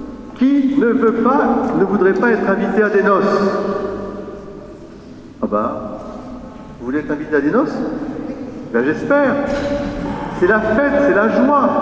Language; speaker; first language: French; native; French